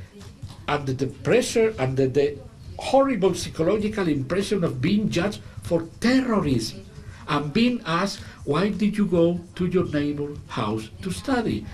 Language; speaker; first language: English; non-native, fluent; Spanish